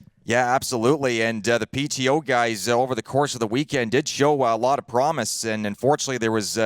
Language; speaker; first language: English; native; English